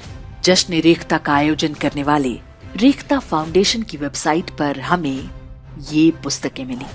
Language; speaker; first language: Hindi; native; Hindi